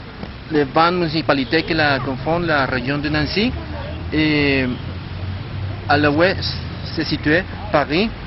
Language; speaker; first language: French; non-native, learner; Spanish